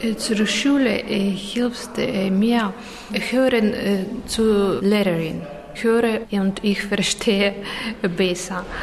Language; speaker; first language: German; non-native, learner; Russian